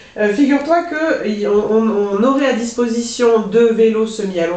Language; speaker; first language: French; native; French